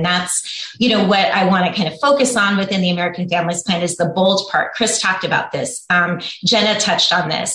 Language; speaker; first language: English; native; English